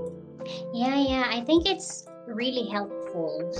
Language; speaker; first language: English; non-native, local second language; Filipino